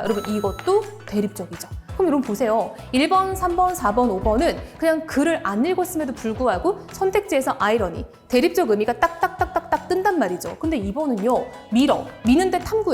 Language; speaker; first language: Korean; native; Korean